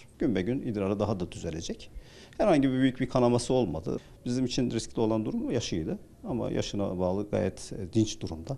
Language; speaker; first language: Turkish; native; Turkish